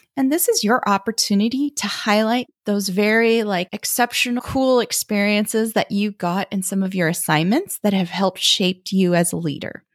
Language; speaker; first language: English; early bilingual, other home language; German